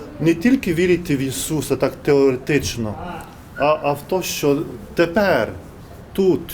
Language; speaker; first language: Ukrainian; non-native, fluent; Lithuanian